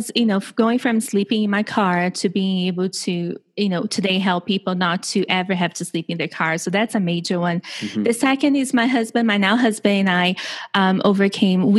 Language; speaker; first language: English; non-native, fluent; Portuguese